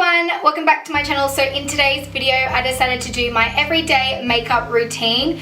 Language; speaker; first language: English; native; English